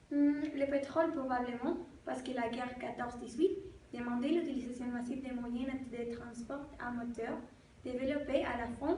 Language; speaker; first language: French; non-native, learner; Spanish